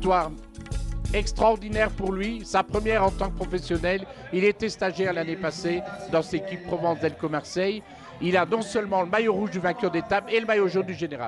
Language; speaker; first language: French; native; French